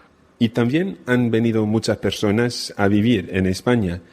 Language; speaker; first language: Spanish; non-native, fluent; English